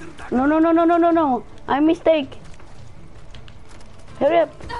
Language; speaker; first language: English; non-native, local second language; Filipino